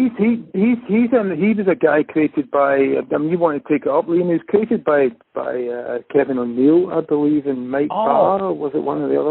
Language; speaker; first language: English; native; English